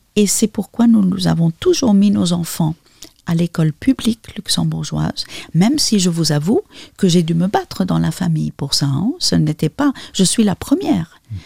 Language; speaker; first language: French; non-native, fluent; Spanish